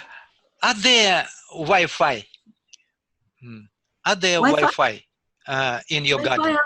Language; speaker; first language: English; non-native, learner; Russian